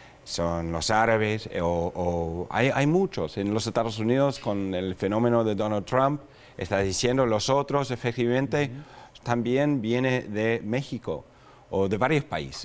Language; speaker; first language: Spanish; non-native, fluent; English